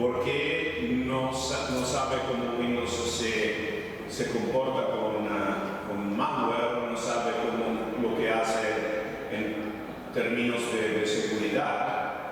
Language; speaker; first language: Spanish; non-native, fluent; Italian